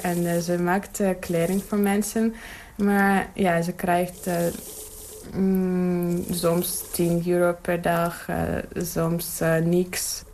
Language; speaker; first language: Dutch; non-native, learner; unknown